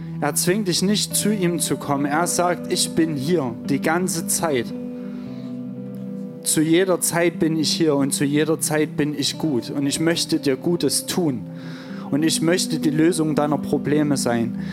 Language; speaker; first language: German; native; German